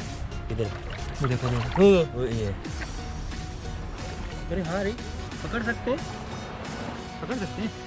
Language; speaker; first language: Hindi; native; Hindi